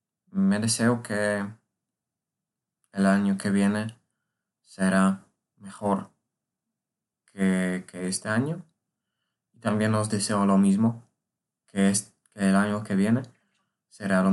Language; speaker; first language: Spanish; non-native, learner; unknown